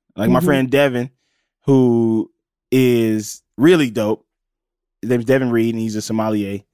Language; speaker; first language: English; native; English